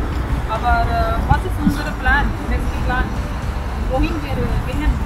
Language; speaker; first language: German; non-native, learner; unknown